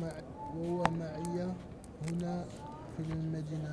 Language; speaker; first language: Arabic; non-native, learner; French